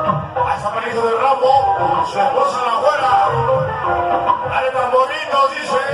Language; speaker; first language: Spanish; native; Spanish